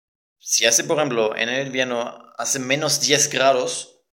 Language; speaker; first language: Spanish; non-native, fluent; German